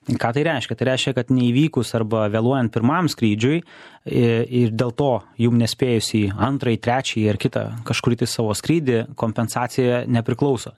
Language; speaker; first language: Lithuanian; native; Lithuanian